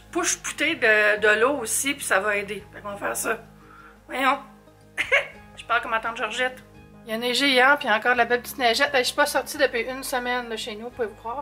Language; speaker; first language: French; native; French